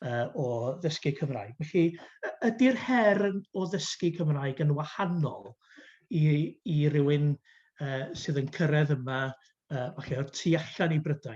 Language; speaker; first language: Welsh; native; Welsh